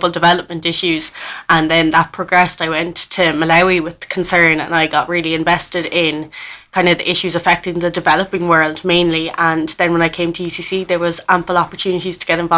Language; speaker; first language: English; native; English